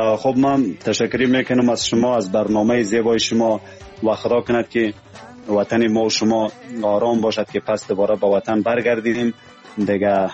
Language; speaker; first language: Persian; native; Persian